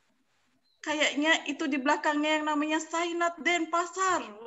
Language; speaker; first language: Indonesian; native; Indonesian